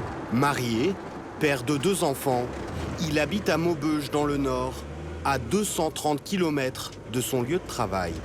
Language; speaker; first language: French; native; French